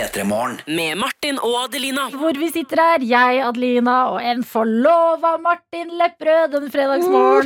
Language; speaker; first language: Norwegian; native; Norwegian